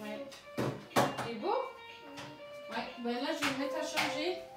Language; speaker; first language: French; native; French